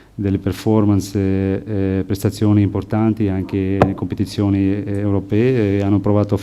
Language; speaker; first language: Italian; non-native, fluent; Albanian